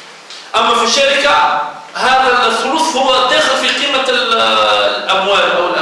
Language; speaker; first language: Arabic; native; Arabic